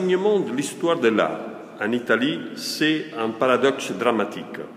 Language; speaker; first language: French; non-native, fluent; Italian